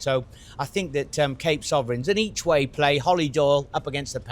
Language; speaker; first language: English; native; English